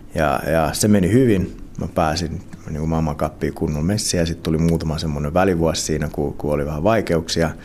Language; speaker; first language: Finnish; non-native, local second language; Swedish